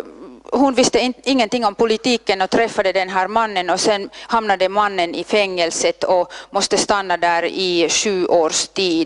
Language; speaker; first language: Swedish; non-native, local second language; Finnish